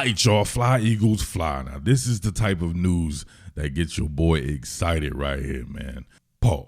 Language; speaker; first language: English; native; English